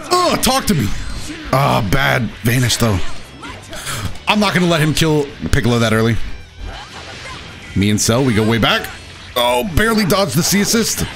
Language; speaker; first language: English; native; English